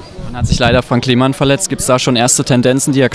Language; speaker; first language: German; native; German